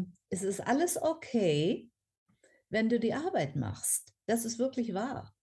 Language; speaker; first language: German; non-native, fluent; English